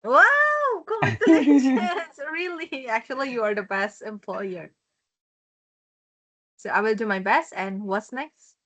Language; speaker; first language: English; non-native, fluent; Indonesian